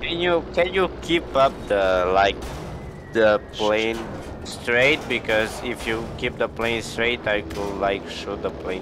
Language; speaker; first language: English; non-native, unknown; Romanian